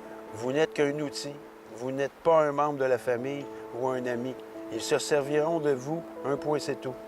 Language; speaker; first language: French; native; French